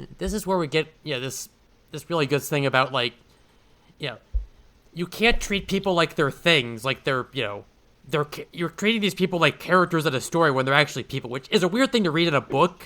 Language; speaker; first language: English; native; English